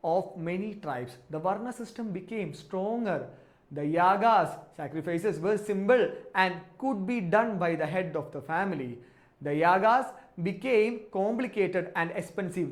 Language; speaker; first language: English; non-native, local second language; Malayalam